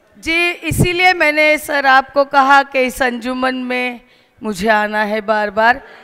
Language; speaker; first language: Hindi; non-native, local second language; Marathi